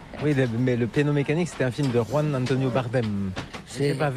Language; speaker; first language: French; native; French